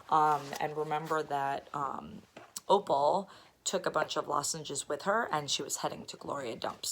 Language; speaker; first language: English; native; English